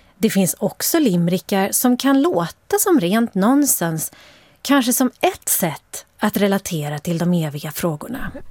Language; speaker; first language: Swedish; native; Swedish